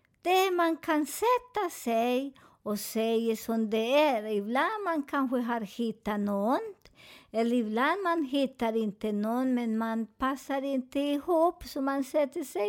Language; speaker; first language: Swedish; non-native, learner; Spanish